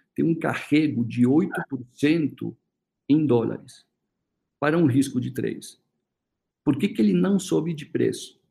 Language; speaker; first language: Portuguese; early bilingual, other home language; Spanish